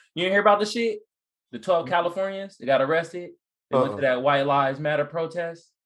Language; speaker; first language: English; native; English